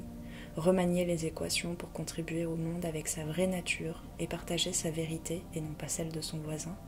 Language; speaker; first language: French; native; French